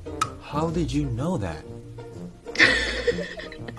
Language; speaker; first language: English; non-native, fluent; Indonesian